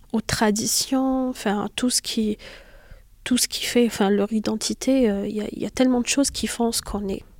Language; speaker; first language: French; non-native, local second language; Arabic